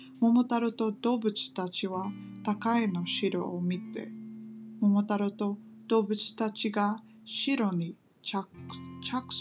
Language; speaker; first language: Japanese; non-native, learner; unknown